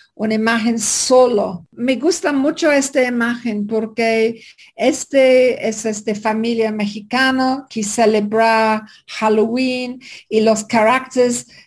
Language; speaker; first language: Spanish; non-native, fluent; English